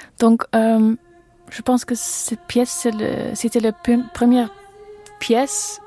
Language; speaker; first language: French; non-native, learner; Dutch